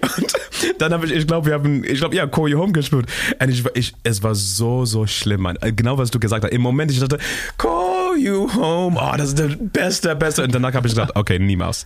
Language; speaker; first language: German; non-native, learner; Shona